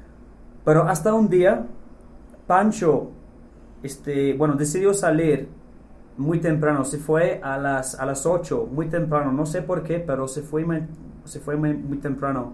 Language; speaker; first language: Spanish; non-native, fluent; English